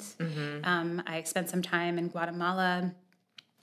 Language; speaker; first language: English; native; English